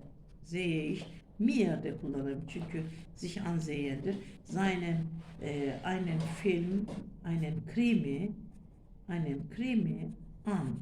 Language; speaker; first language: German; non-native, fluent; Turkish